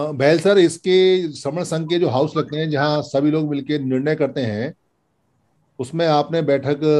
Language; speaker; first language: Hindi; native; Hindi